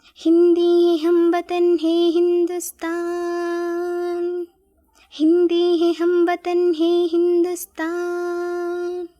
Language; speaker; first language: Hindi; non-native, local second language; Telugu